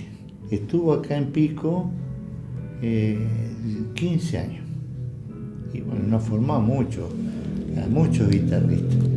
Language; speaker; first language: Spanish; native; Spanish